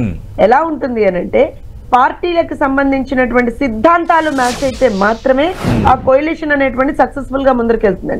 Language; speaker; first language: Telugu; native; Telugu